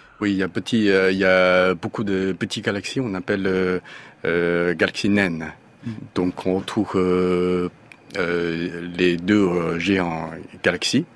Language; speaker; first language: French; non-native, learner; Chinese